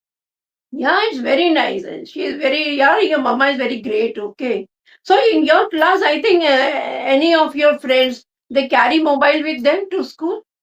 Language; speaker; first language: English; non-native, local second language; Hindi